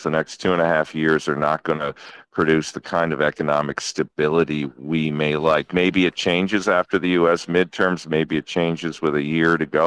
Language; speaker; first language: English; native; English